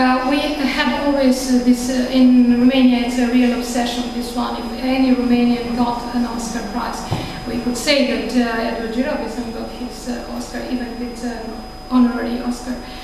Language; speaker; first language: English; non-native, fluent; Romanian